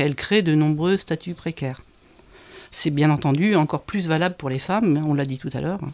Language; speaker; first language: French; native; French